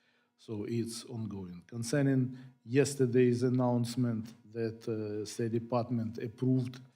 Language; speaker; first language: English; non-native, fluent; Ukrainian